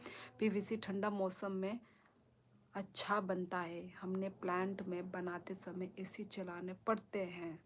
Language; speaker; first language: Hindi; non-native, local second language; Kok Borok